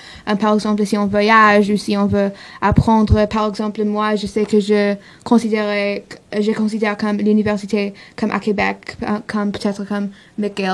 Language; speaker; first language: French; non-native, local second language; English